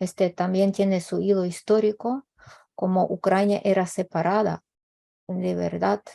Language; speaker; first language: Spanish; non-native, fluent; Ukrainian